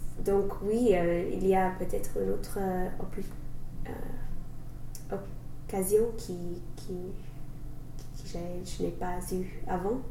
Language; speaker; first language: French; non-native, learner; English